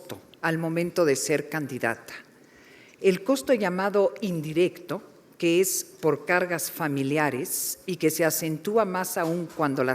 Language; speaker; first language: Spanish; native; Spanish